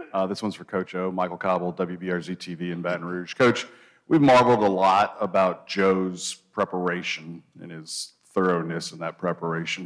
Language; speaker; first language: English; native; English